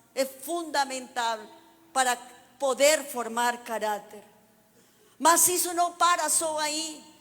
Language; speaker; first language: Portuguese; non-native, fluent; Spanish